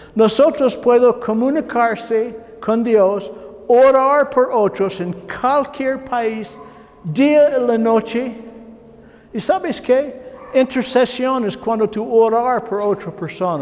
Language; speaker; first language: Spanish; non-native, learner; English